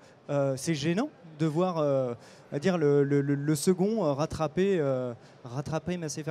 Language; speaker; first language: French; native; French